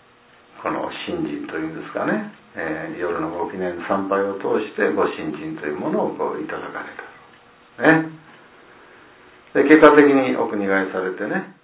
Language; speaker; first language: Japanese; native; Japanese